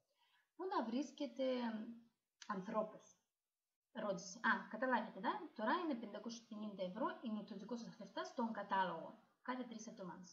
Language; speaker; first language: Greek; non-native, learner; Russian